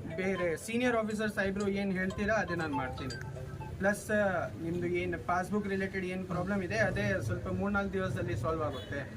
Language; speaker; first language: Kannada; non-native, fluent; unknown